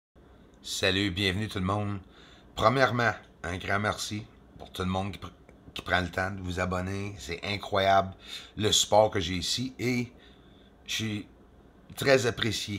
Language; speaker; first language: French; native; French